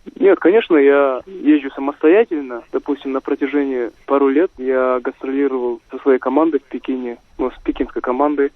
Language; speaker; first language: Russian; non-native, local second language; Kazakh